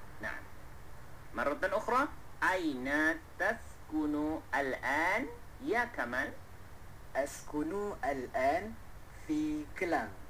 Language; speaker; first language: Arabic; non-native, fluent; Malay